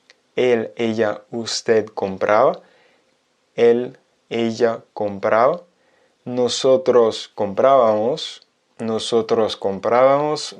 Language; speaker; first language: Spanish; non-native, fluent; French